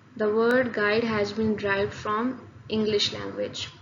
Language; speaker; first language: English; non-native, local second language; Urdu